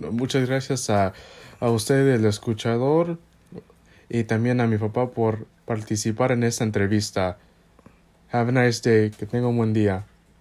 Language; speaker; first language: Spanish; early bilingual, heritage; Spanish